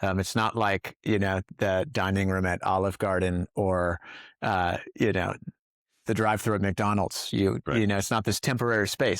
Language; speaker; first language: English; native; English